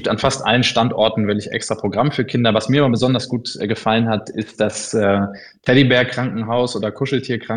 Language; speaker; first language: German; native; German